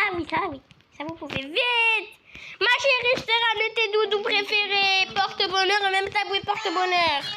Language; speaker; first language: French; native; French